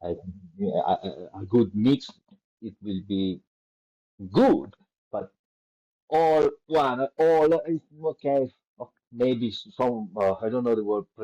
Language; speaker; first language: English; non-native, learner; Italian